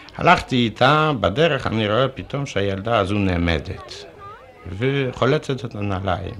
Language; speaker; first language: Hebrew; non-native, fluent; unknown